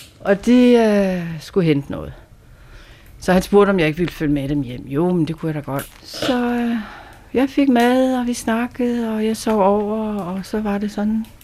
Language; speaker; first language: Danish; native; Danish